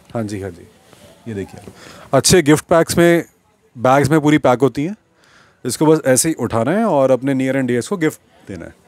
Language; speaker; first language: Hindi; native; Hindi